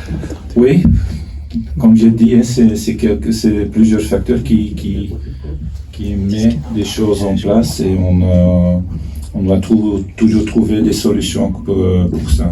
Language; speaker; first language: French; non-native, fluent; Dutch